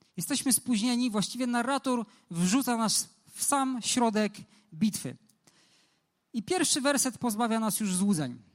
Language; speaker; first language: Polish; native; Polish